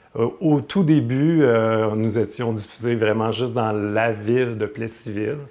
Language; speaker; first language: French; native; French